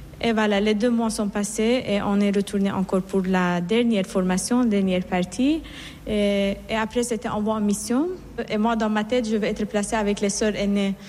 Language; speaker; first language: French; non-native, fluent; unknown